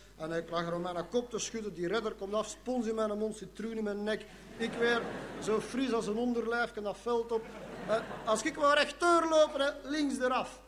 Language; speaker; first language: Dutch; native; Dutch